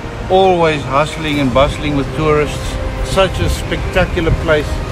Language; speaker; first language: English; non-native, local second language; Afrikaans